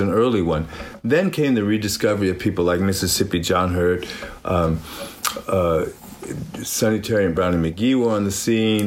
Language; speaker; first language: English; native; English